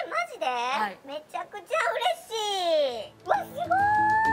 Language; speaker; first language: Japanese; native; Japanese